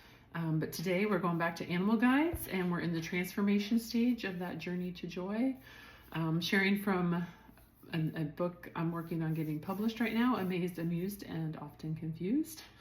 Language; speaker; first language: English; native; English